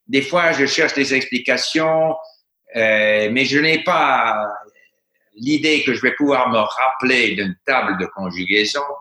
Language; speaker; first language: French; non-native, fluent; English